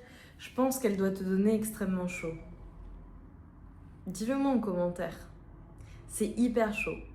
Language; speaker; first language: French; native; French